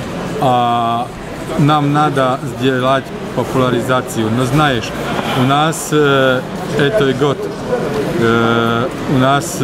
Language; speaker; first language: Russian; non-native, learner; Slovak